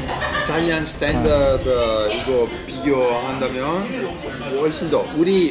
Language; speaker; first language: Korean; non-native, fluent; Italian